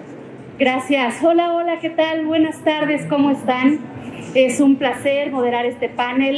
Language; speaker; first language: Spanish; native; Spanish